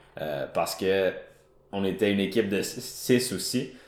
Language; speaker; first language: French; native; French